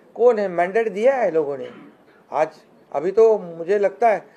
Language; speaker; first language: Hindi; non-native, local second language; Marathi